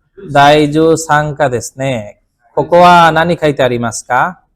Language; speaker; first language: Japanese; non-native, fluent; Bangla